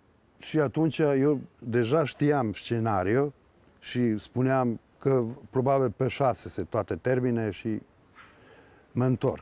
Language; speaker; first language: Romanian; early bilingual, heritage; Serbian